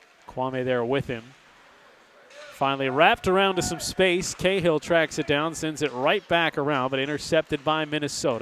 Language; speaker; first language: English; native; English